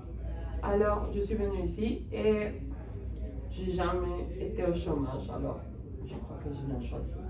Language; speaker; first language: French; non-native, fluent; Spanish